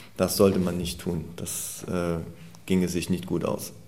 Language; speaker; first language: German; native; German